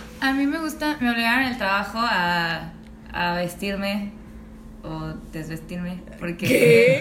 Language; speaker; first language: Spanish; native; Spanish